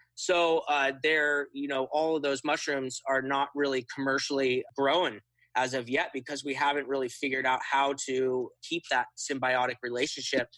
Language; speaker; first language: English; native; English